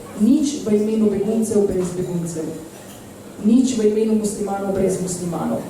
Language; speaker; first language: Slovenian; early bilingual, other home language; Bosnian